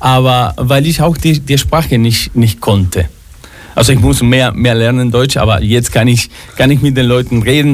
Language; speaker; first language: German; non-native, fluent; Spanish